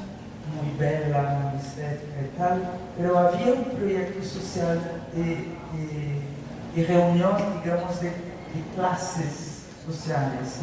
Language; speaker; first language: Spanish; non-native, fluent; Portuguese